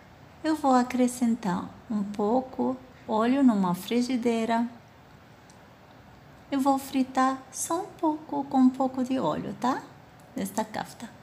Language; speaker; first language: Portuguese; non-native, fluent; Arabic